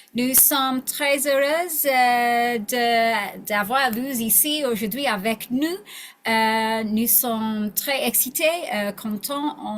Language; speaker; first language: French; non-native, learner; English